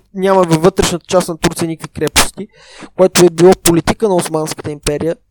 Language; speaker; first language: Bulgarian; native; Bulgarian